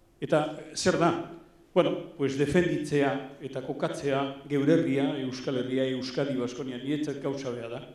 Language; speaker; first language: Basque; non-native, local second language; Spanish